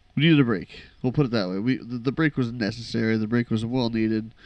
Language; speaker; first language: English; native; English